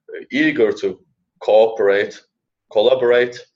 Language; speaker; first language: English; non-native, fluent; Turkish